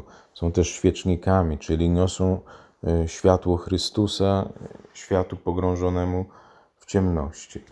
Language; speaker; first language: Polish; native; Polish